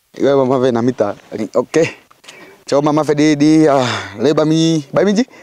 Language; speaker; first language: Vietnamese; non-native, learner; Portuguese